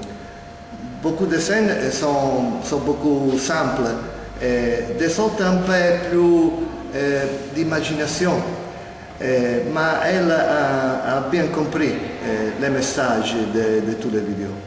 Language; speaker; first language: French; non-native, learner; Italian